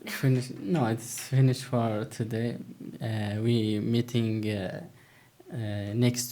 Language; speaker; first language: English; non-native, learner; Turkish